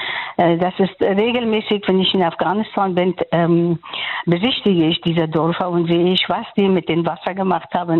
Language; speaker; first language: German; non-native, fluent; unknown